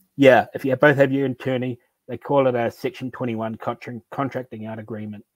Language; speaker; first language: English; native; English